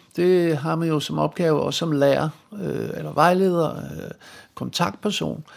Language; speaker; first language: Danish; non-native, fluent; Dutch